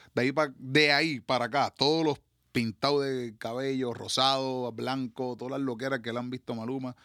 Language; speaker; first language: Spanish; native; Spanish